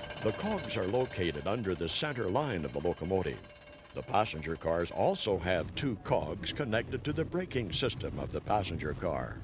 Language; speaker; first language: English; native; English